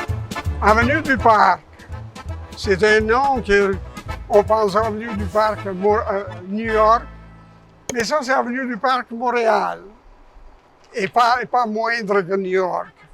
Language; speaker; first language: French; non-native, fluent; Italian